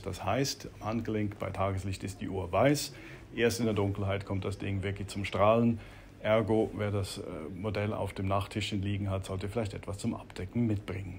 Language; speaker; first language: German; native; German